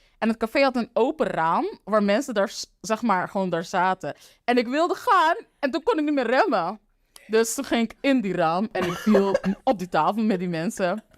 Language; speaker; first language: Dutch; non-native, local second language; Papiamento